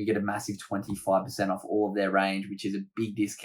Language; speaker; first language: English; native; English